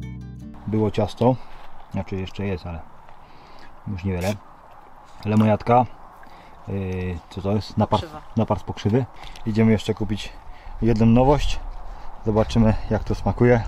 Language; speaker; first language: Polish; native; Polish